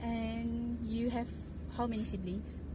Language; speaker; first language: English; non-native, local second language; Malay